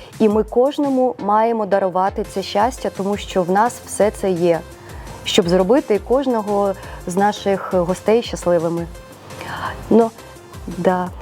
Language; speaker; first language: Ukrainian; non-native, local second language; Russian